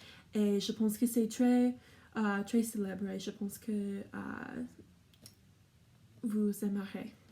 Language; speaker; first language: French; non-native, learner; English